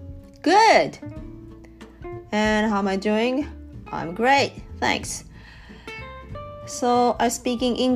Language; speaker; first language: English; non-native, learner; Japanese